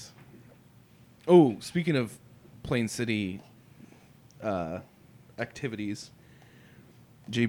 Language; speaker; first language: English; native; English